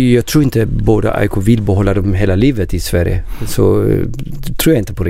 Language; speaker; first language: Swedish; non-native, learner; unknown